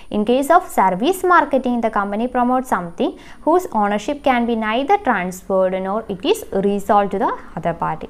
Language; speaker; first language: English; non-native, local second language; Malayalam